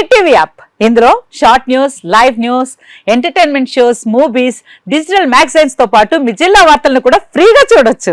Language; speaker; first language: Telugu; native; Telugu